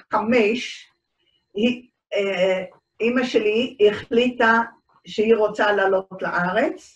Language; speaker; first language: Hebrew; early bilingual, other home language; Dutch